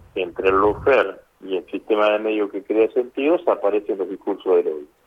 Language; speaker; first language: Spanish; native; Spanish